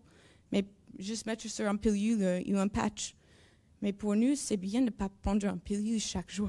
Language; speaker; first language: French; non-native, learner; English